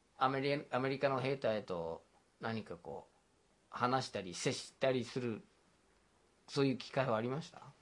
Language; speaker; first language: Japanese; non-native, fluent; English